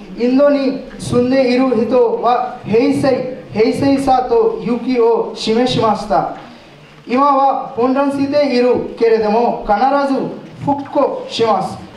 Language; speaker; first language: Japanese; non-native, learner; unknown